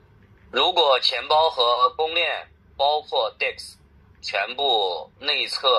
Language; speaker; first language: Chinese; native; Chinese